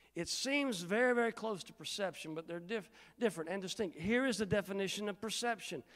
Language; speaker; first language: English; native; English